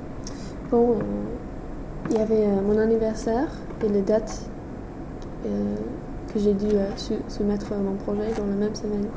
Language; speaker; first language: French; non-native, fluent; English